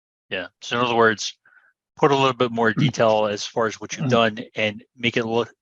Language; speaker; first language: English; native; English